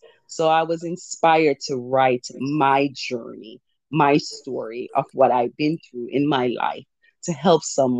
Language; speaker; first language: English; early bilingual, other home language; Jamaican Creole English